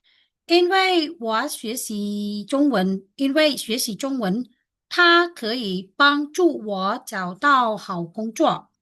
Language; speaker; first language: Chinese; non-native, fluent; Khmer